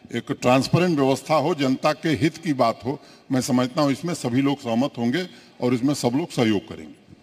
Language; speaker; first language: Hindi; native; Hindi